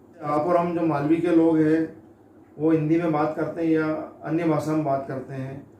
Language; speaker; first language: Hindi; native; Hindi